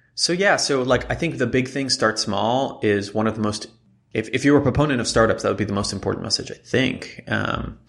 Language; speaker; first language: English; non-native, fluent; Hebrew